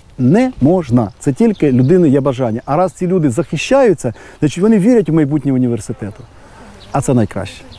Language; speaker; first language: Ukrainian; native; Ukrainian